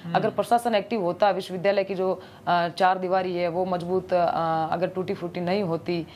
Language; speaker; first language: Hindi; native; Hindi